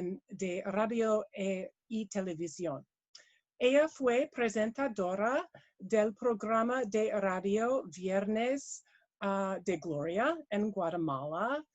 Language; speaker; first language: Spanish; non-native, learner; English